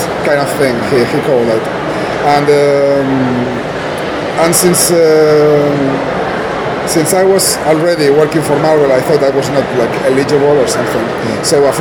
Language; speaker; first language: English; non-native, fluent; Spanish